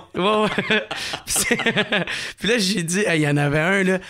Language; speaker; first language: French; native; French